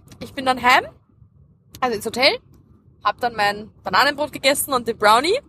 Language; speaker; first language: German; early bilingual, other home language; Dutch